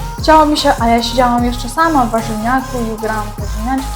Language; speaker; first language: Polish; non-native, learner; Ukrainian